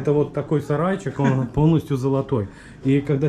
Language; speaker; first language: Russian; native; Russian